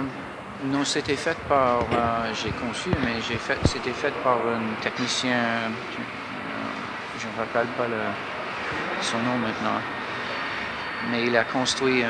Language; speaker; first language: French; non-native, fluent; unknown